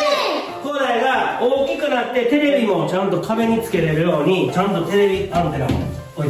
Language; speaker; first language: Japanese; native; Japanese